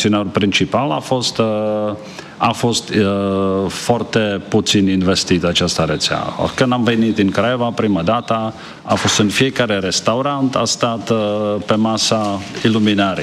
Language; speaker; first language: Romanian; non-native, fluent; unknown